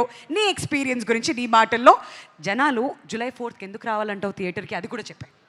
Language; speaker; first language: Telugu; native; Telugu